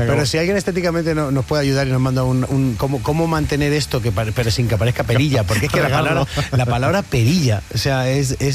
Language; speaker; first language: Spanish; native; Spanish